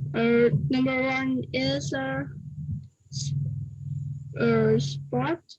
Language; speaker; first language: English; non-native, learner; Vietnamese